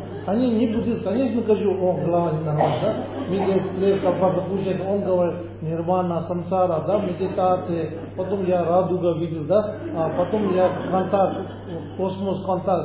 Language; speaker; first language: Russian; non-native, learner; Tibetan